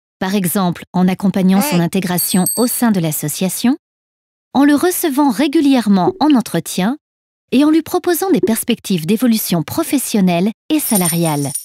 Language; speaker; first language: French; native; French